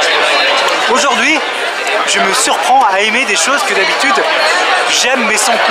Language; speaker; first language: French; native; French